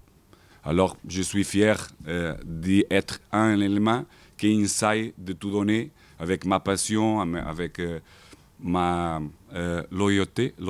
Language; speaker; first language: French; non-native, fluent; Portuguese